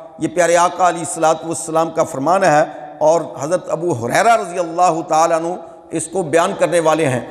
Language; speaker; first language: Urdu; non-native, local second language; Punjabi